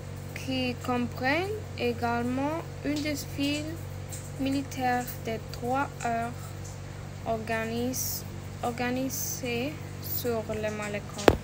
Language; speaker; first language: French; non-native, learner; Spanish